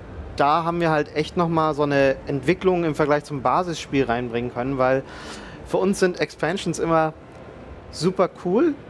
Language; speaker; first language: German; native; German